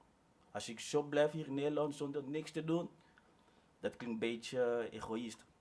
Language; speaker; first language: Dutch; non-native, learner; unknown